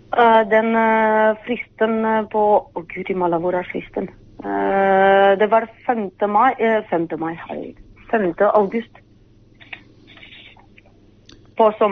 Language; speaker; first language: Norwegian; non-native, fluent; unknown